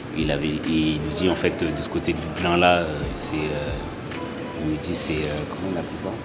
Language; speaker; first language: French; native; French